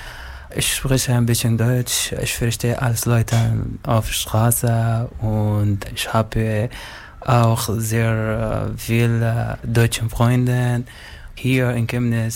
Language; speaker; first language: German; non-native, learner; Arabic